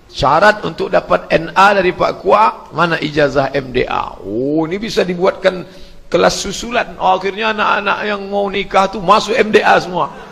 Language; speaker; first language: Indonesian; native; Indonesian